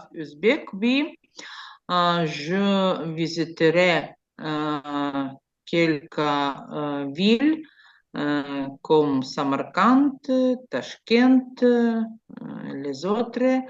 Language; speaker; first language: French; non-native, learner; Ukrainian